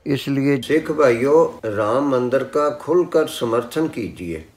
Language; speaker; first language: Hindi; non-native, local second language; Punjabi